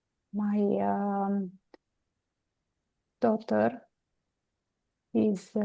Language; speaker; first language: English; non-native, learner; Romanian